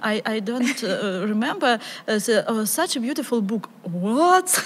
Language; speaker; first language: English; non-native, learner; Ukrainian